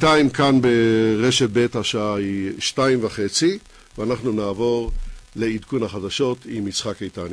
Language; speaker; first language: Hebrew; native; Hebrew